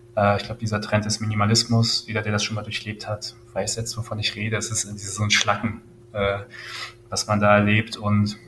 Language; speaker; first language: German; native; German